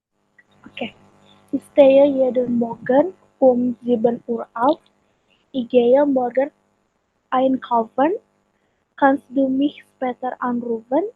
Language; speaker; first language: German; non-native, learner; Indonesian